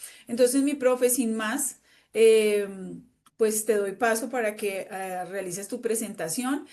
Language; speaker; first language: Spanish; native; Spanish